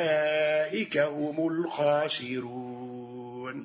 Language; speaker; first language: Arabic; native; Arabic